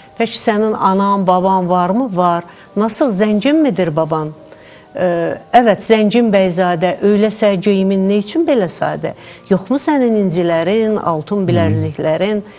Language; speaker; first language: Azerbaijani; native; Azerbaijani